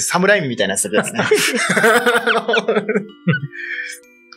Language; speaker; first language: Japanese; native; Japanese